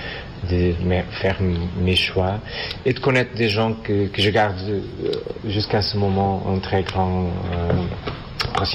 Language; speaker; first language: French; non-native, fluent; Portuguese